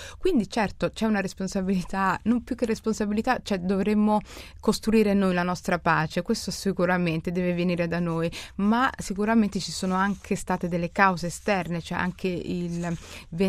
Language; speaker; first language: Italian; early bilingual, other home language; Somali